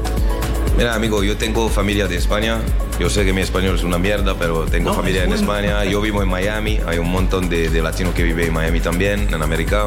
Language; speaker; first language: Spanish; non-native, learner; French